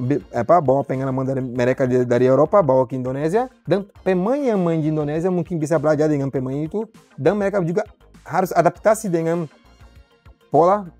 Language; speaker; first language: Indonesian; non-native, fluent; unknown